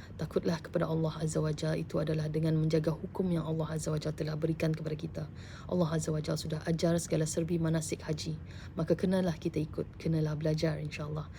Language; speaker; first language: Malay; native; Malay